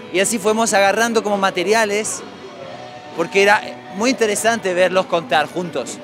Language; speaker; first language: Spanish; non-native, fluent; French